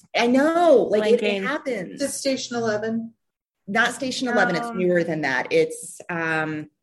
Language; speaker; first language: English; native; English